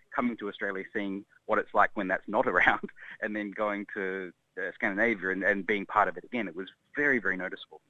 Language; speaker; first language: English; native; English